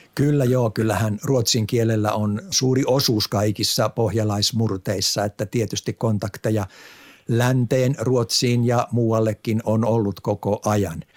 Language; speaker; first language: Finnish; native; Finnish